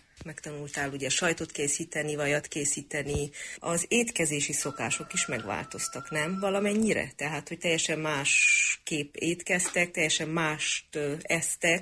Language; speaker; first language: Hungarian; native; Hungarian